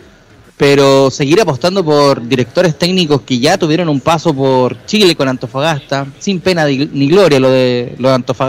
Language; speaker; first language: Spanish; native; Spanish